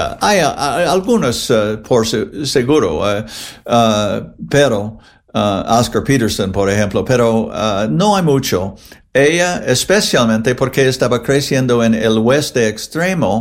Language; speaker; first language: Spanish; non-native, fluent; English